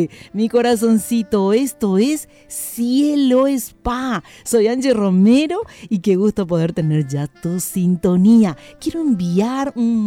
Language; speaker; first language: Spanish; native; Spanish